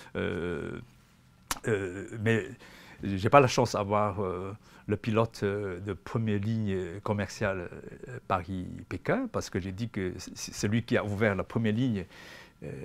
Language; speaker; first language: French; non-native, fluent; Chinese